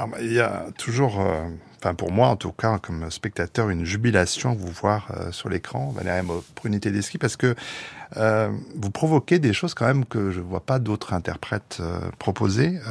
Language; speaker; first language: French; native; French